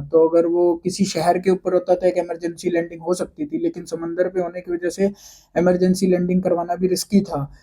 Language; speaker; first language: Hindi; native; Hindi